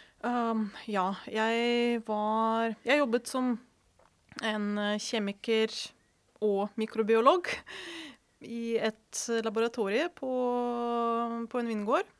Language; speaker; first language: Norwegian; non-native, fluent; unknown